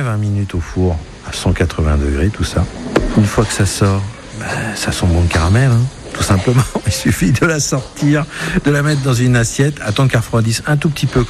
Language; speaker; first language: French; native; French